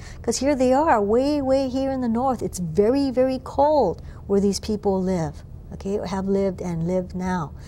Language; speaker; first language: English; native; English